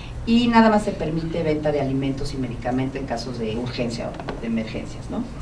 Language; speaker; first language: Spanish; native; Spanish